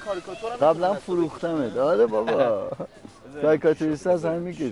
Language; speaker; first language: Persian; native; Persian